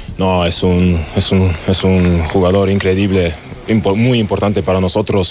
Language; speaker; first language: Spanish; non-native, fluent; German